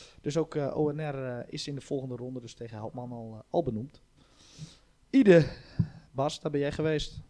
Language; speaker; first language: Dutch; native; Dutch